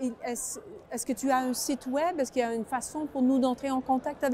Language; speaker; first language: French; native; French